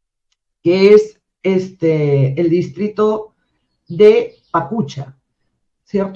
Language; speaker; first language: Spanish; native; Spanish